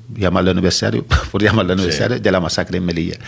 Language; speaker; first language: Spanish; non-native, fluent; Arabic